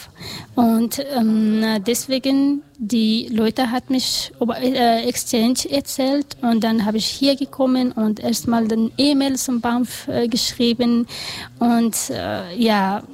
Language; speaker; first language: German; non-native, learner; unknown